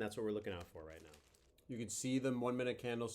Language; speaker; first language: English; native; English